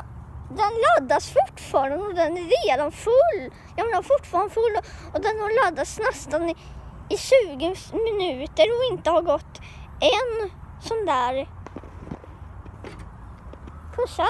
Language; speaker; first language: Swedish; non-native, learner; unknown